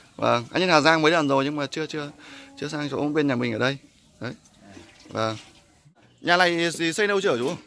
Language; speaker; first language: Vietnamese; native; Vietnamese